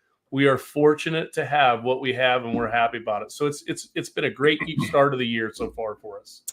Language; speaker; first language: English; native; English